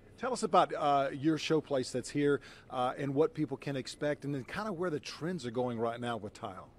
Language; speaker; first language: English; native; English